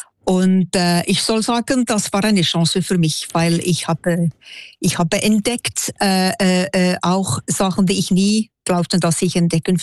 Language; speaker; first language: German; non-native, local second language; French